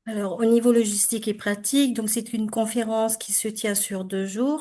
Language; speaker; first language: French; native; French